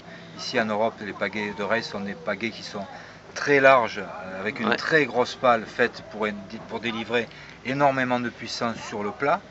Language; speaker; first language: French; native; French